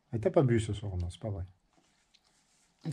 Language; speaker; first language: French; native; French